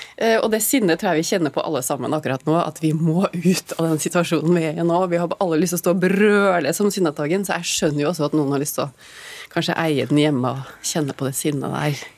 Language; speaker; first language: Norwegian; native; Norwegian